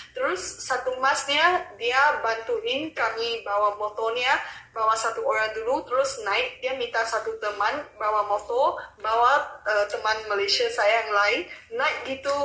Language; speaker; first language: Malay; non-native, local second language; Chinese